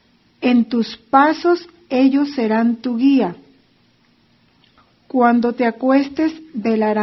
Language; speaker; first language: Spanish; native; Spanish